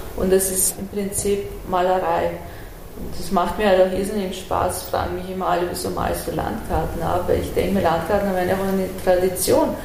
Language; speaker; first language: German; early bilingual, other home language; Persian